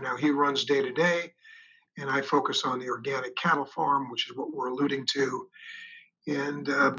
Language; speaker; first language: English; native; English